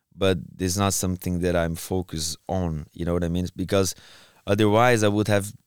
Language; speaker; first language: English; non-native, fluent; Portuguese